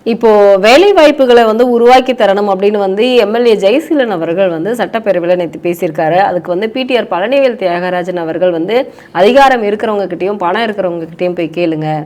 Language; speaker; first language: Tamil; native; Tamil